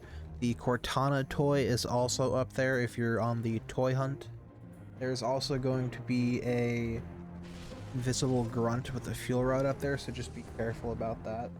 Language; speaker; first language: English; native; English